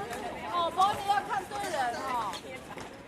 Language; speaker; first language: Chinese; native; Chinese